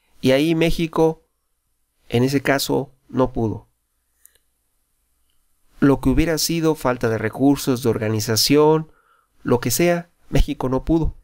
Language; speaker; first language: Spanish; native; Spanish